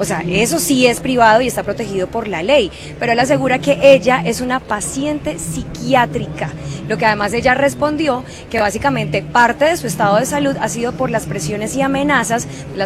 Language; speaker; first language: Spanish; native; Spanish